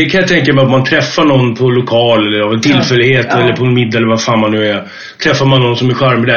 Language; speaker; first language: Swedish; native; Swedish